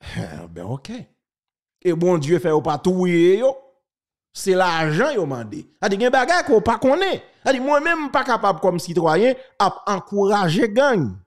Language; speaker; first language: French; non-native, local second language; Haitian Creole